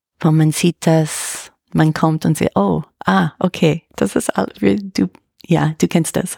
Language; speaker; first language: German; non-native, fluent; English